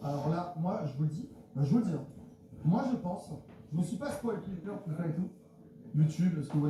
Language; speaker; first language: French; native; French